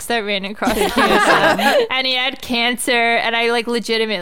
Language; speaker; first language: English; native; English